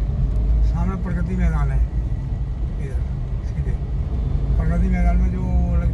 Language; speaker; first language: Hindi; native; Hindi